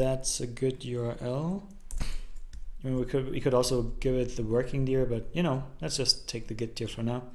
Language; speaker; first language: English; non-native, fluent; German